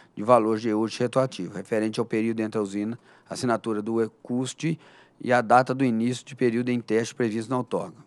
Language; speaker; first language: Portuguese; native; Portuguese